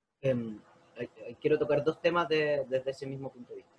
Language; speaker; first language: Spanish; native; Spanish